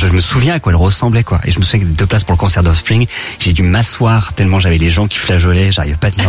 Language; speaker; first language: French; native; French